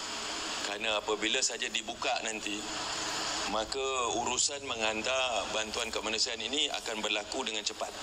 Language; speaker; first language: Malay; native; Malay